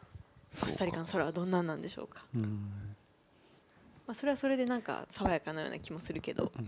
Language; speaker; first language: Japanese; native; Japanese